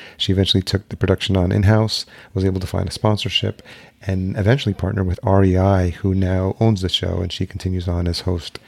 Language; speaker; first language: English; early bilingual, other home language; Spanish